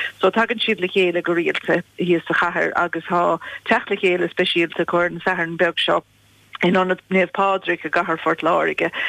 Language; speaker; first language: Irish; non-native, local second language; English